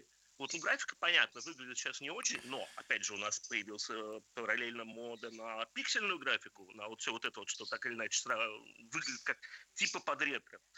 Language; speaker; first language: Russian; native; Russian